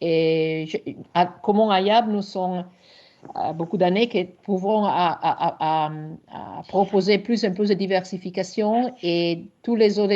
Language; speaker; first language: French; non-native, learner; Italian